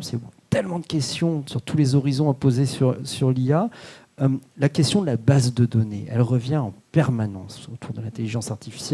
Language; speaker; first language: French; native; French